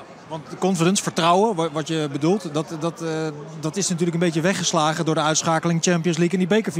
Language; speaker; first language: Dutch; native; Dutch